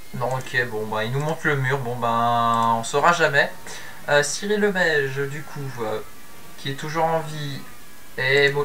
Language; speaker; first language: French; native; French